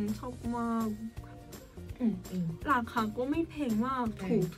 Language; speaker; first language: Thai; non-native, learner; Korean